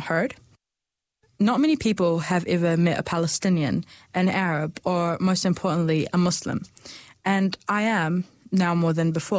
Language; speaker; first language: English; native; English